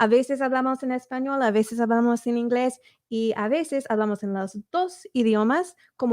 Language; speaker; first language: Spanish; early bilingual, heritage; English